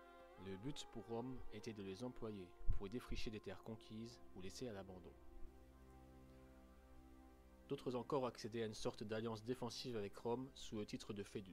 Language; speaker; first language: French; native; French